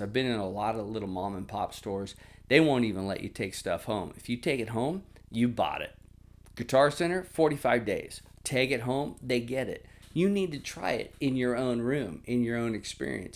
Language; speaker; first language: English; native; English